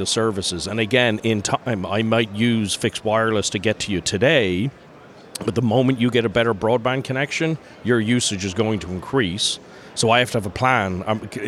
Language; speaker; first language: English; native; English